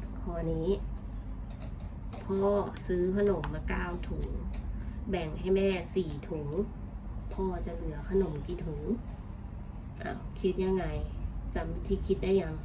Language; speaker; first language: Thai; native; Thai